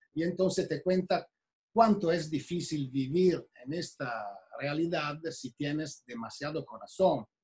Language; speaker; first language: Spanish; non-native, fluent; Italian